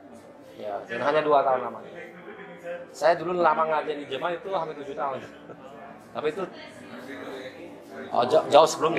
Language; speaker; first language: Indonesian; early bilingual, heritage; German